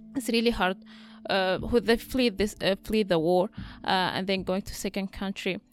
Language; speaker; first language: English; non-native, fluent; Arabic